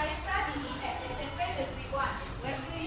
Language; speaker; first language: English; non-native, fluent; Indonesian